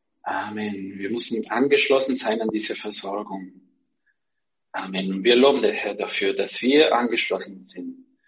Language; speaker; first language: German; non-native, fluent; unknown